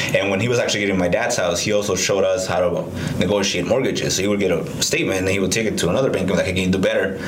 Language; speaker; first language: English; early bilingual, other home language; Spanish